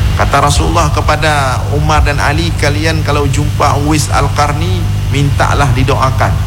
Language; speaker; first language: Malay; non-native, local second language; Achinese